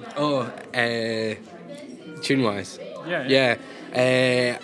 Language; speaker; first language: English; native; English